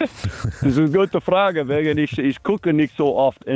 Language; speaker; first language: German; non-native, learner; English